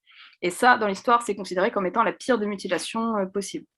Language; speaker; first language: French; native; French